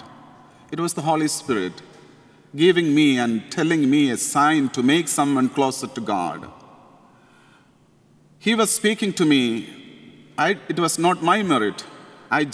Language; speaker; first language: English; non-native, local second language; Malayalam